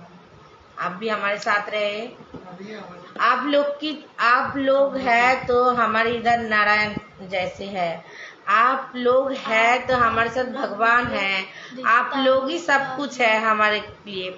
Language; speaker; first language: Hindi; non-native, local second language; Bangla